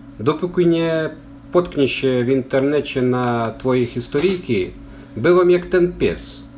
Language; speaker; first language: Polish; non-native, learner; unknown